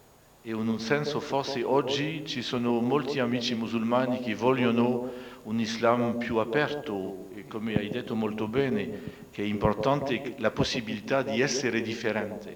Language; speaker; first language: Italian; non-native, fluent; French